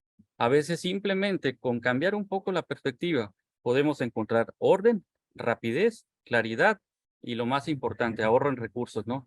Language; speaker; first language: Spanish; native; Spanish